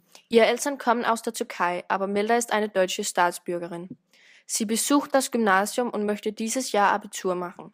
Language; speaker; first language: German; non-native, learner; Danish